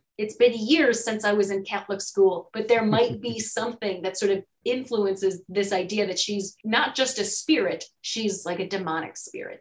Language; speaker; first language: English; native; English